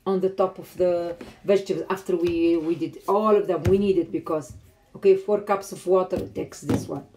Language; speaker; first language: English; non-native, learner; Arabic